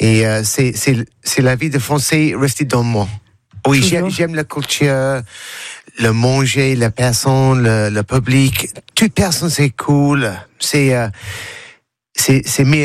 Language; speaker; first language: French; non-native, learner; English